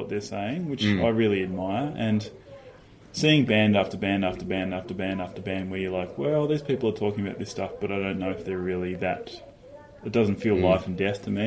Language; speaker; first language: English; native; English